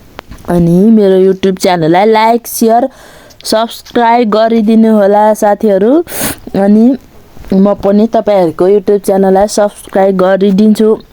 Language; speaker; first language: Nepali; non-native, local second language; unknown